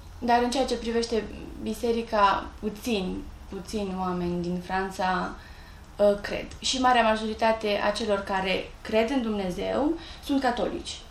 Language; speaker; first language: Romanian; early bilingual, heritage; French